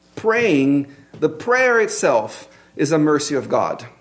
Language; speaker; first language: English; non-native, fluent; Portuguese